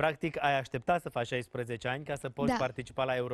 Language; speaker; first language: Romanian; native; Romanian